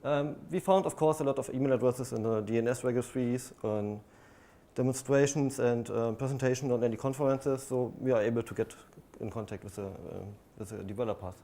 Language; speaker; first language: English; non-native, fluent; German